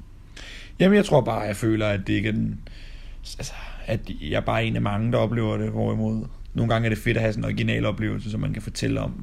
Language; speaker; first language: Danish; native; Danish